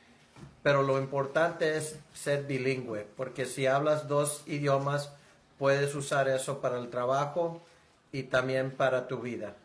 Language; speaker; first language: Spanish; early bilingual, heritage; Spanish